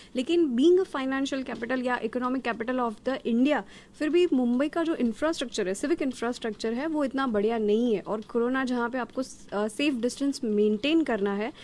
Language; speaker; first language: Hindi; non-native, local second language; Gujarati